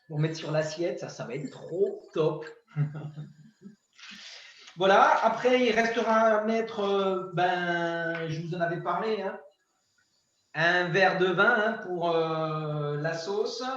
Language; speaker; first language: French; native; French